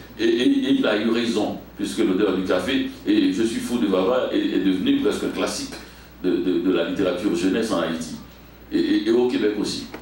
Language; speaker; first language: French; non-native, local second language; Haitian Creole